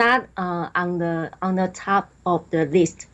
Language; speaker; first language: English; non-native, learner; Chinese